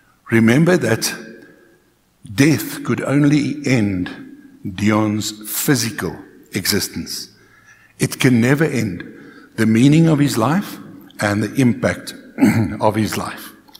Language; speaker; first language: English; non-native, local second language; Afrikaans